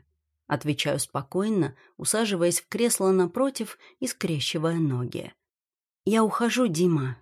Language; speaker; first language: Russian; native; Russian